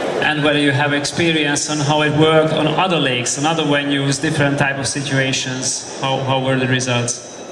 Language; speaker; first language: English; non-native, fluent; Hungarian